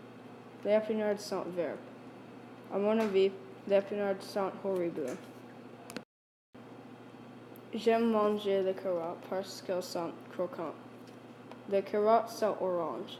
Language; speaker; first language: French; non-native, learner; English